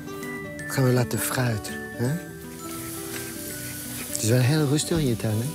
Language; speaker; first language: Dutch; non-native, fluent; French